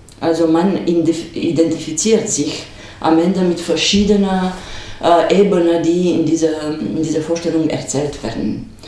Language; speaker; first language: German; non-native, fluent; Romanian